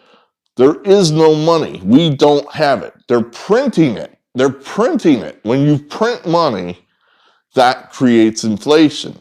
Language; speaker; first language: English; native; English